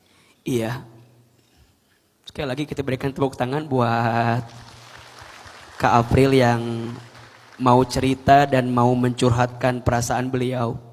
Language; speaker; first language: Indonesian; native; Indonesian